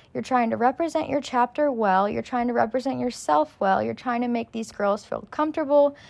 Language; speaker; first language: English; native; English